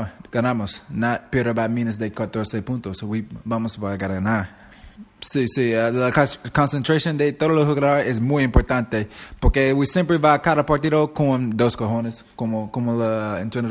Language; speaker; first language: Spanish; non-native, learner; English